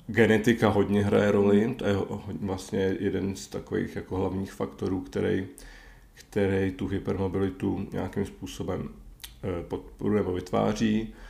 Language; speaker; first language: Czech; native; Czech